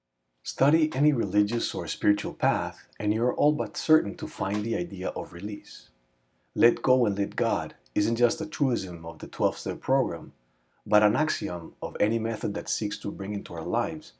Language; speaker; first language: English; native; English